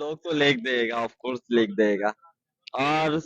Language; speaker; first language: Hindi; non-native, learner; Bangla